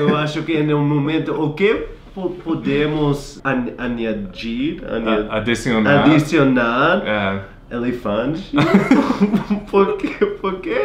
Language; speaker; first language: Portuguese; non-native, learner; English